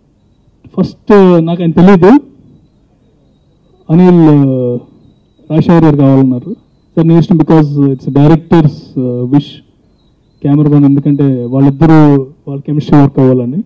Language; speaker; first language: Telugu; native; Telugu